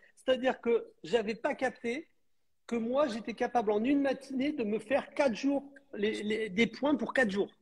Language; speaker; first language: French; native; French